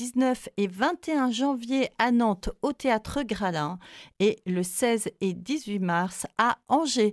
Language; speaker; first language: French; native; French